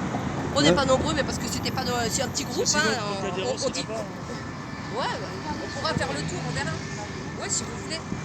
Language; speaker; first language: French; native; French